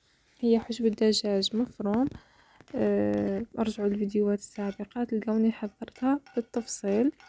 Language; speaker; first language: Arabic; native; Arabic